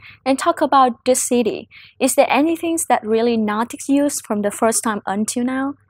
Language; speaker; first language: English; non-native, learner; Vietnamese